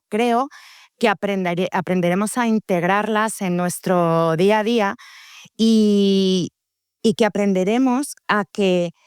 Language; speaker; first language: Spanish; native; Spanish